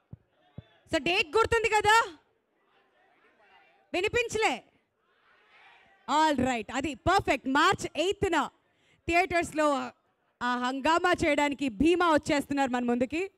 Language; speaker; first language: Telugu; native; Telugu